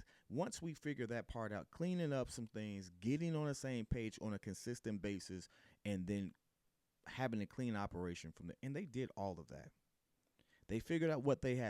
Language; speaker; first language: English; native; English